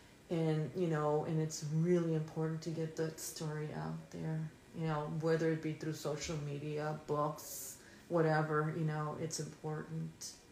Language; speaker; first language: English; early bilingual, other home language; Spanish